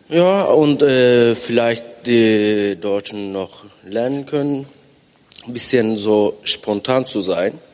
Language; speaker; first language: German; non-native, fluent; Turkish